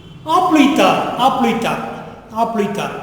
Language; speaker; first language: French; non-native, fluent; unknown